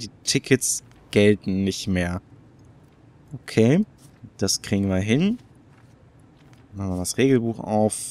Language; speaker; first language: German; native; German